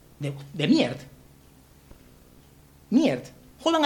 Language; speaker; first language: Hungarian; non-native, fluent; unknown